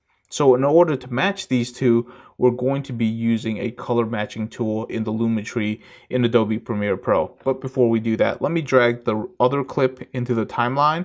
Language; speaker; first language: English; native; English